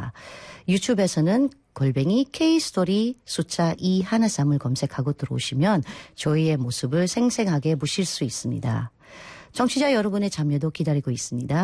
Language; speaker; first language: Korean; non-native, fluent; Filipino